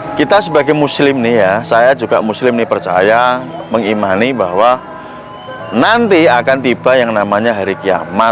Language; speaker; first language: Indonesian; non-native, local second language; Javanese